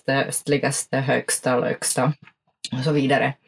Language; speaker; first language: Swedish; non-native, fluent; Czech